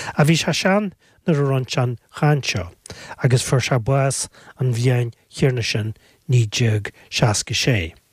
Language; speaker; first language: Irish; native; Irish